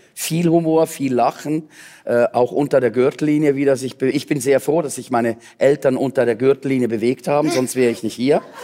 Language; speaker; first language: German; native; German